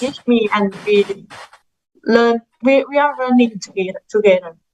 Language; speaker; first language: English; non-native, learner; Thai